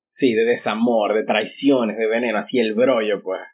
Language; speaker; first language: Spanish; native; Spanish